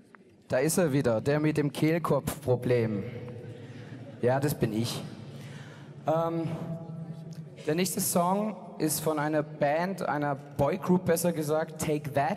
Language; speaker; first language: German; native; German